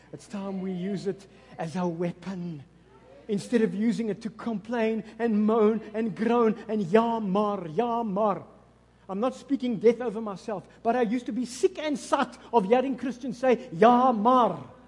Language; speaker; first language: English; non-native, local second language; Afrikaans